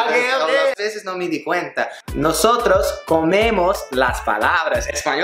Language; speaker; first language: Spanish; non-native, learner; English